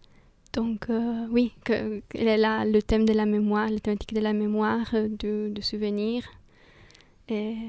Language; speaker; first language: French; non-native, fluent; Italian